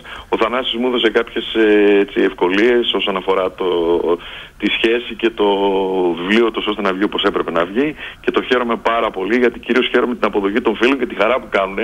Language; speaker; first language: Greek; native; Greek